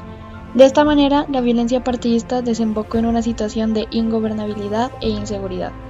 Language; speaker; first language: Spanish; native; Spanish